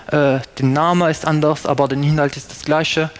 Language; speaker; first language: German; non-native, fluent; French